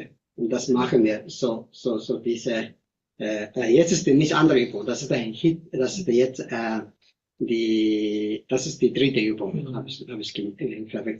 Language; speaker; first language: German; non-native, fluent; Tibetan